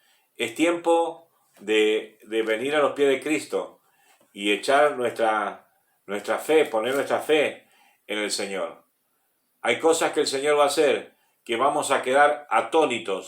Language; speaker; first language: Spanish; native; Spanish